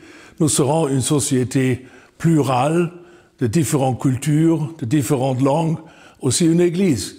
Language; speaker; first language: French; non-native, fluent; German